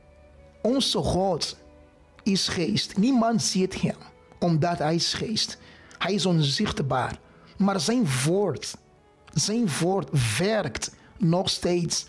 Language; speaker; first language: Dutch; non-native, fluent; Portuguese